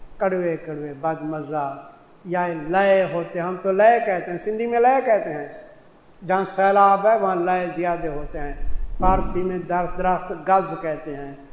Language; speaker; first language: Urdu; non-native, local second language; Saraiki